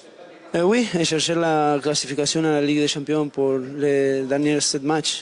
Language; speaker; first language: French; non-native, learner; Spanish